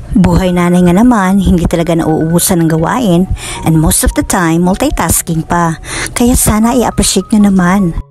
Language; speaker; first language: Filipino; non-native, local second language; Cebuano